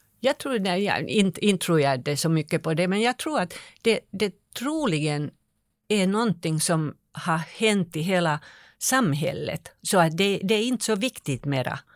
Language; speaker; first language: Swedish; non-native, local second language; Finnish